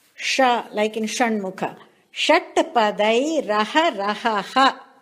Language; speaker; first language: English; non-native, local second language; Telugu